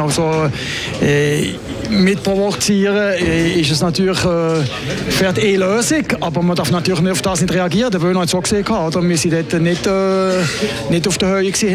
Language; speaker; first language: German; native; German